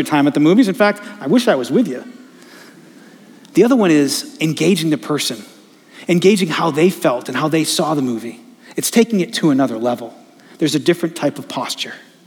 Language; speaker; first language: English; native; English